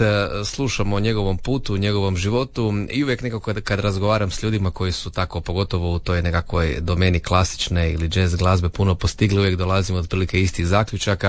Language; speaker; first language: Serbian; native; Serbian